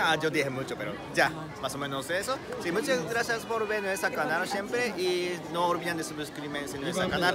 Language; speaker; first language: Spanish; non-native, learner; Japanese